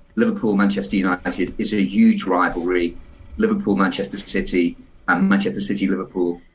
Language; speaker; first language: English; native; English